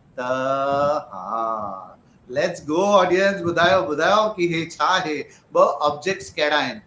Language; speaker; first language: Sindhi; early bilingual, heritage; Sindhi